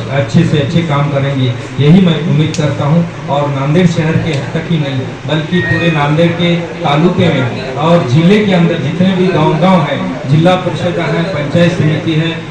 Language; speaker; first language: Hindi; non-native, local second language; Marathi